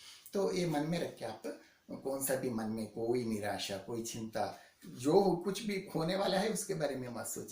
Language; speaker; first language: Hindi; non-native, local second language; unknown